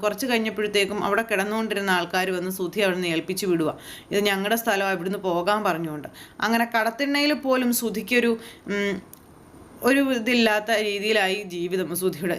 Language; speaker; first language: Malayalam; native; Malayalam